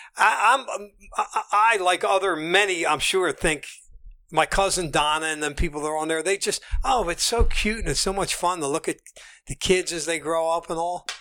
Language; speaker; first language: English; native; English